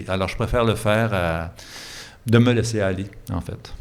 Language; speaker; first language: French; native; French